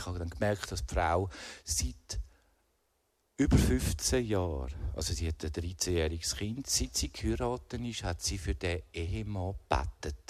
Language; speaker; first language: German; native; German